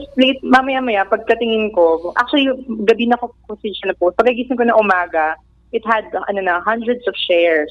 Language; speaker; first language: Filipino; native; Filipino